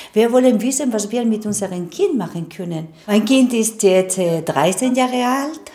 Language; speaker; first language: German; non-native, fluent; Spanish